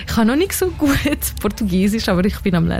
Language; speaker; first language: German; non-native, local second language; French